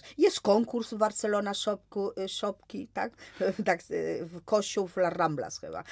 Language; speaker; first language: Polish; non-native, fluent; Spanish